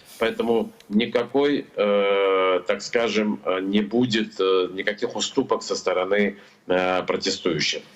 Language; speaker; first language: Russian; non-native, local second language; Georgian